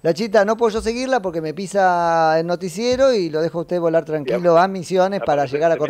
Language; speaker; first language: Spanish; native; Spanish